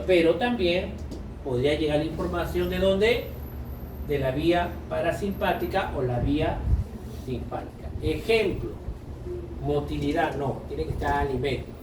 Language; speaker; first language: Spanish; native; Spanish